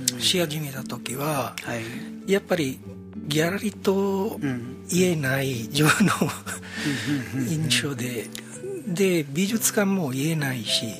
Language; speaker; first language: Japanese; non-native, fluent; Italian